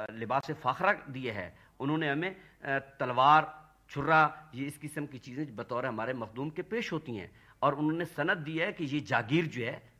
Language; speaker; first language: Urdu; non-native, local second language; Saraiki